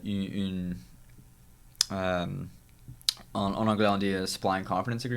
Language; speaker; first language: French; non-native, learner; English